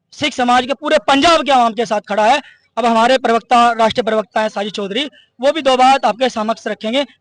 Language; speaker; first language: Hindi; native; Hindi